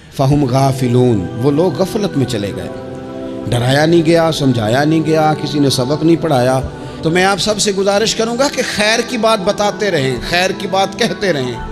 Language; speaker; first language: Urdu; non-native, local second language; Punjabi